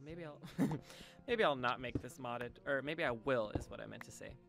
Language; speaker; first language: English; native; English